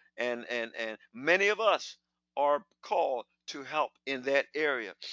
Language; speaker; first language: English; native; English